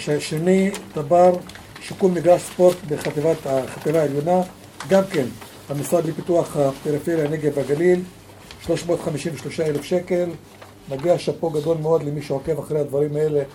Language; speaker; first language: Hebrew; non-native, local second language; Arabic